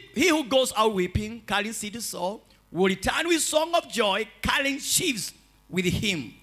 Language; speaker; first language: English; non-native, local second language; Swahili